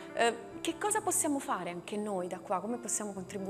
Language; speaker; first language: Italian; native; Italian